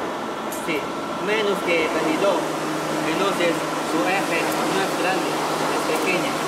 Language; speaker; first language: Spanish; non-native, learner; Chinese